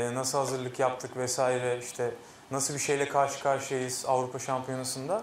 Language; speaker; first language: Turkish; native; Turkish